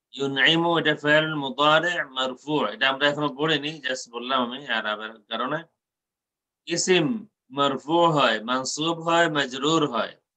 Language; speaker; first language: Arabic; non-native, fluent; Bangla